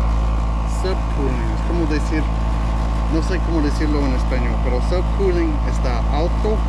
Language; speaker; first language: Spanish; non-native, fluent; English